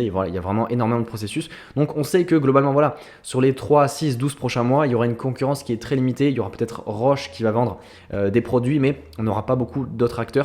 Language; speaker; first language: French; native; French